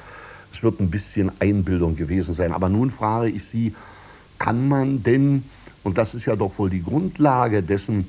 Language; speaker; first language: German; native; German